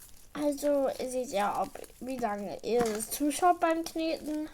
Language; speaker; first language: German; native; German